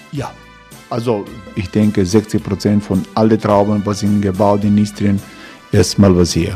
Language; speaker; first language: German; non-native, learner; Croatian